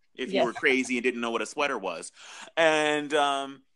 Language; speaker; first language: English; native; English